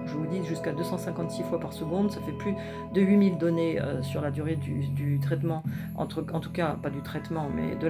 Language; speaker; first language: French; native; French